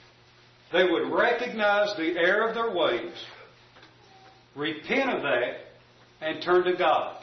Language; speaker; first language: English; native; English